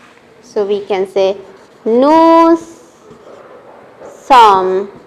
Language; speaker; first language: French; non-native, fluent; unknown